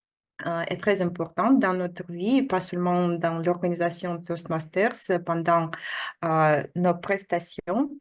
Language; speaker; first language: French; non-native, fluent; Russian